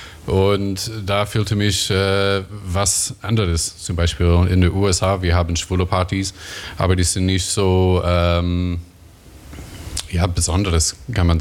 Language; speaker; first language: German; non-native, learner; English